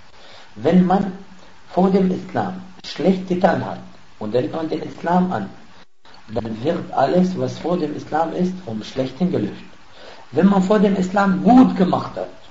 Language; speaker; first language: German; non-native, fluent; Arabic